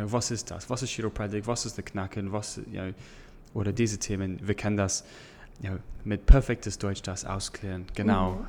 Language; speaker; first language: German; non-native, learner; English